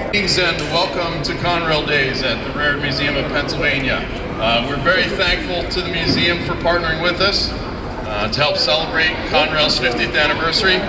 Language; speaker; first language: English; native; English